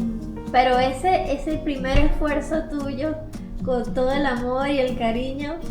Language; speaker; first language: Spanish; early bilingual, heritage; Spanish